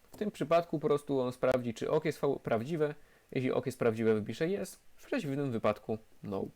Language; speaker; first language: Polish; native; Polish